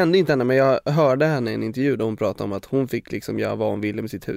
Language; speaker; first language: Swedish; native; Swedish